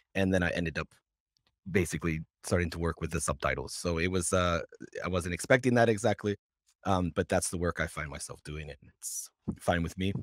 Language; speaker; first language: English; native; English